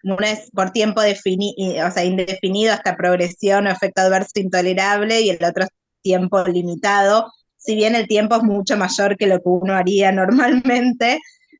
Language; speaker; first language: Spanish; native; Spanish